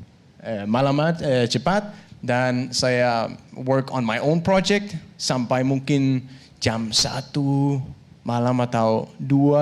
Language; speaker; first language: Indonesian; non-native, learner; Danish